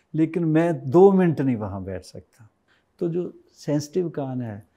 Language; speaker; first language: Hindi; native; Hindi